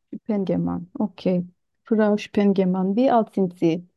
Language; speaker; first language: German; non-native, learner; Turkish